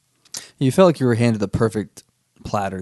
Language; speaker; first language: English; native; English